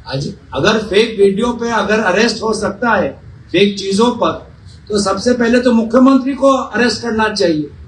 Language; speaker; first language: Hindi; non-native, local second language; Assamese